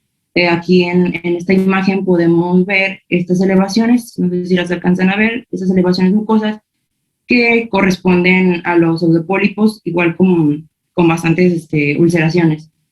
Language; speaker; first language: Spanish; native; Spanish